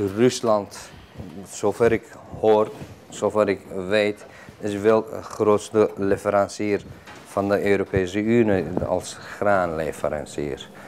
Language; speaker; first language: Dutch; non-native, fluent; Turkish